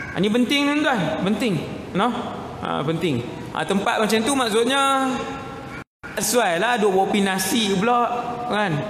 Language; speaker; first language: Malay; native; Malay